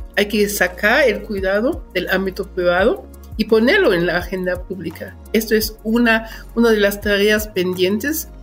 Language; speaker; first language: Spanish; non-native, fluent; German